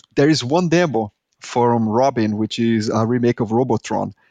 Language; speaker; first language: English; non-native, fluent; Portuguese